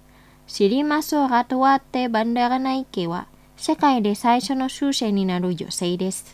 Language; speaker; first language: Japanese; non-native, fluent; Indonesian